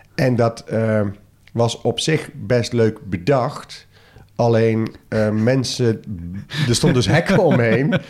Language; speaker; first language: Dutch; native; Dutch